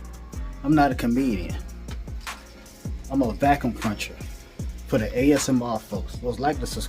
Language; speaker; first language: English; native; English